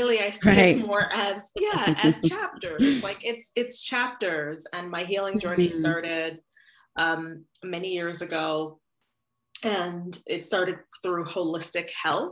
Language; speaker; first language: English; native; English